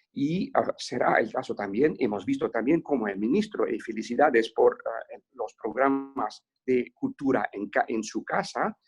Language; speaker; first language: Spanish; non-native, fluent; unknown